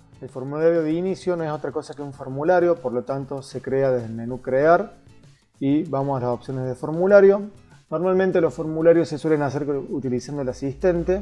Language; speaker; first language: Spanish; native; Spanish